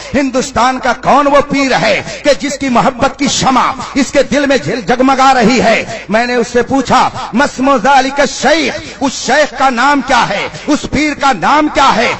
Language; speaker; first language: Urdu; native; Urdu